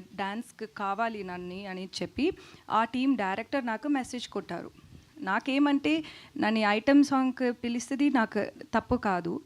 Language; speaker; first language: Telugu; non-native, learner; Tamil